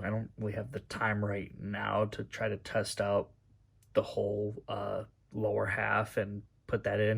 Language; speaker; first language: English; native; English